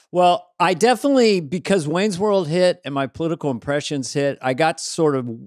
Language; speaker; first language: English; native; English